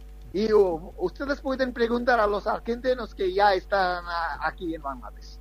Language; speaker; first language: Spanish; non-native, fluent; Bangla